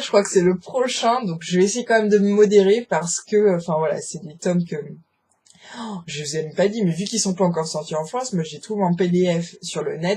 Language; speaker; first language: French; native; French